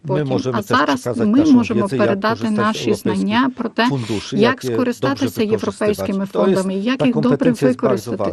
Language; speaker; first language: Ukrainian; non-native, fluent; Polish